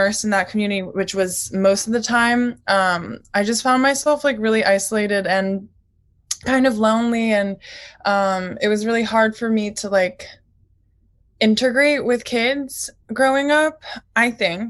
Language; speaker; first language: English; early bilingual, other home language; Japanese